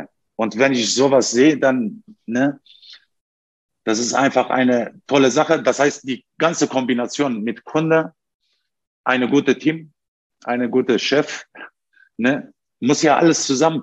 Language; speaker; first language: German; non-native, learner; Turkish